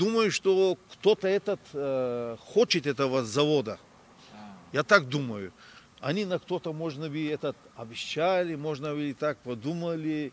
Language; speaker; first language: Russian; non-native, learner; Turkish